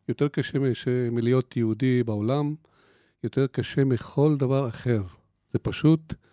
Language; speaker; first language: Hebrew; non-native, local second language; Arabic